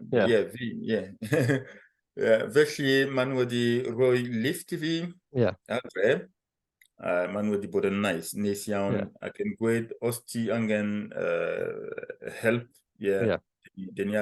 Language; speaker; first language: Welsh; non-native, fluent; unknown